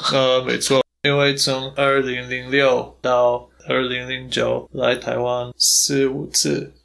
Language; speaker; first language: Chinese; non-native, fluent; Polish